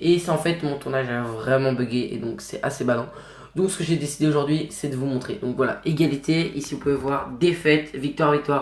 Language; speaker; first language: French; native; French